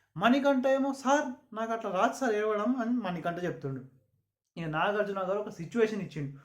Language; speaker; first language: Telugu; non-native, local second language; Urdu